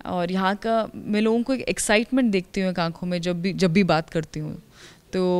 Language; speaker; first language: Hindi; native; Hindi